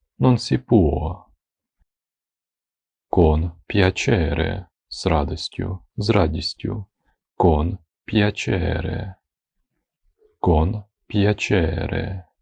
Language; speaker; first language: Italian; non-native, fluent; Ukrainian